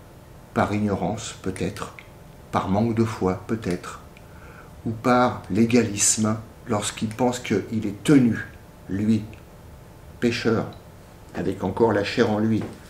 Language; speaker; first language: French; native; French